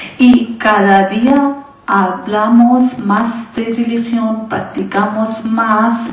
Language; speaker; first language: Spanish; non-native, learner; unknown